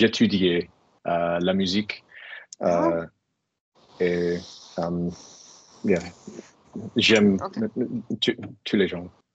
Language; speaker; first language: French; non-native, learner; English